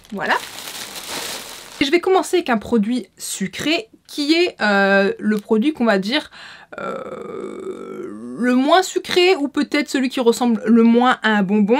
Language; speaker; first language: French; native; French